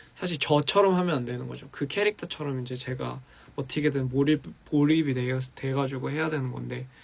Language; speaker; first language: Korean; early bilingual, other home language; English